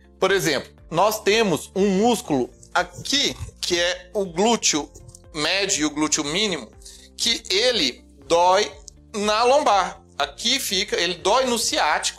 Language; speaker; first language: Portuguese; native; Portuguese